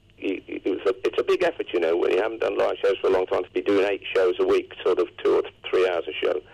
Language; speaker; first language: English; native; English